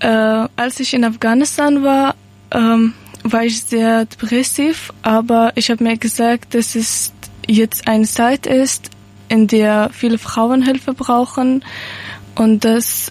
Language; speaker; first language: German; non-native, learner; Persian